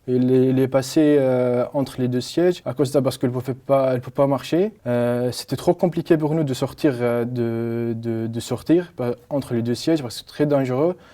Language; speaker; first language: French; non-native, learner; Arabic